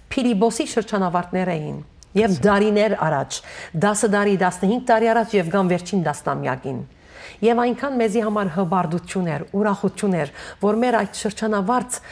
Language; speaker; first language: Armenian; native; Armenian